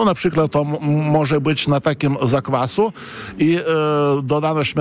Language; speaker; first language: Polish; non-native, fluent; Lithuanian